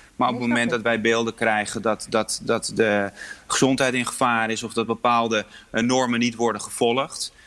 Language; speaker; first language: Dutch; early bilingual, other home language; Polish